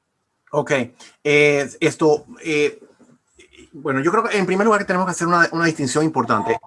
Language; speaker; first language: Spanish; native; Spanish